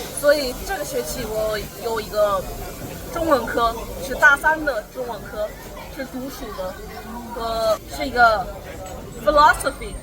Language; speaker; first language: Chinese; non-native, learner; Korean